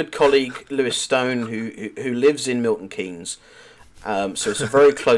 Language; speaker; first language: English; native; English